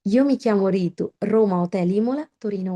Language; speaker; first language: Italian; non-native, fluent; Bangla